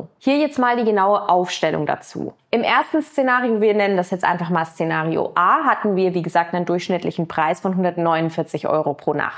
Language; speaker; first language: German; native; German